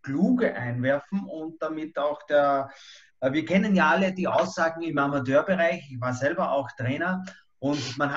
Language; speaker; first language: German; native; German